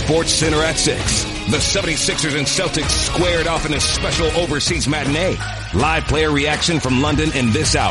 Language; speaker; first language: English; native; English